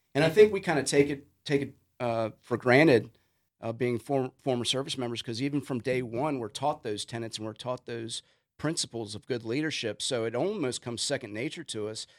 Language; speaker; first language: English; native; English